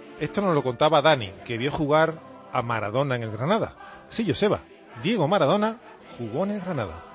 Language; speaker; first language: Spanish; native; Spanish